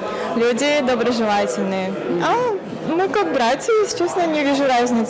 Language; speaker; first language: Russian; non-native, fluent; Kyrgyz